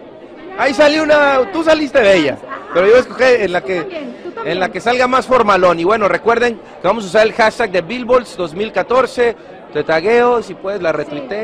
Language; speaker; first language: Spanish; native; Spanish